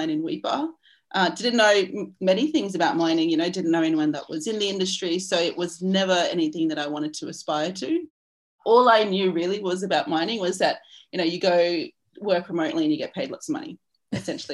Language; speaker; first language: English; native; English